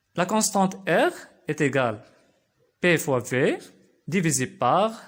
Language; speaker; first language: French; non-native, local second language; Arabic